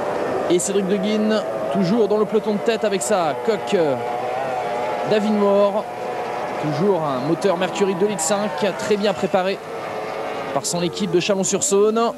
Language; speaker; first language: French; native; French